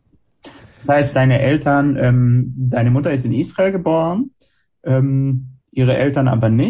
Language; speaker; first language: German; non-native, fluent; Hebrew